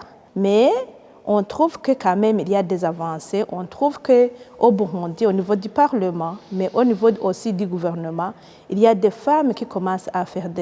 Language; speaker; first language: French; native; French